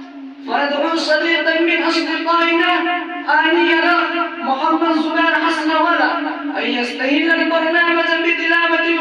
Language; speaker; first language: Arabic; non-native, learner; Urdu